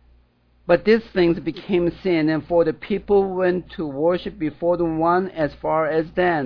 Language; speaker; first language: English; non-native, fluent; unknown